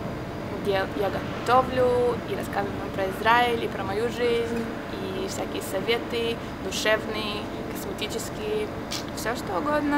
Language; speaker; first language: Russian; early bilingual, heritage; Russian